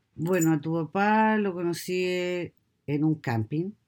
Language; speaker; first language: Spanish; native; Spanish